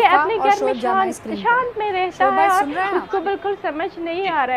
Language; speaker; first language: Hindi; non-native, fluent; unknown